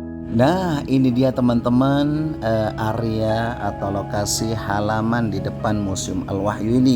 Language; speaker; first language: Indonesian; native; Indonesian